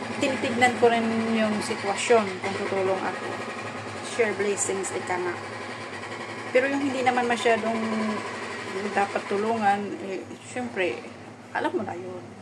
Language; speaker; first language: Filipino; non-native, local second language; Cebuano